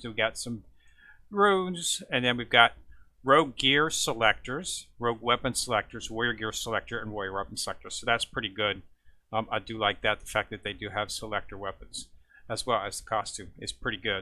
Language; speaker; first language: English; native; English